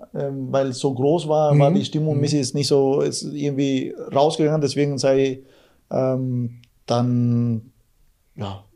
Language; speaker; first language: German; non-native, fluent; Guarani